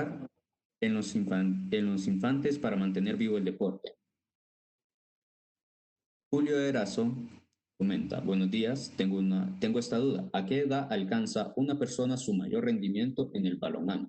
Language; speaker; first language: Spanish; native; Spanish